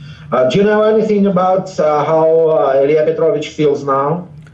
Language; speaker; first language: English; non-native, fluent; Russian